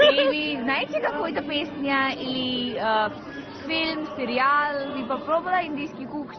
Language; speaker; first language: Russian; non-native, learner; Hindi